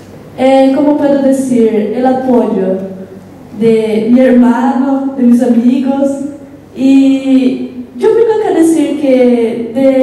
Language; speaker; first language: Spanish; non-native, local second language; Portuguese